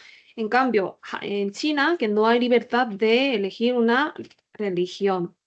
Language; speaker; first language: Spanish; non-native, learner; Korean